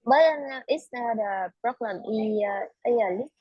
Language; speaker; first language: English; non-native, learner; Vietnamese